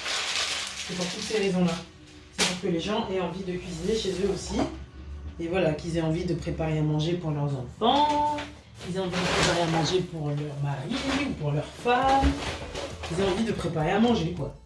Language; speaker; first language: French; native; French